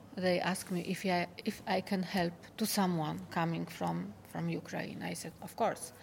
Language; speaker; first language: English; non-native, fluent; Polish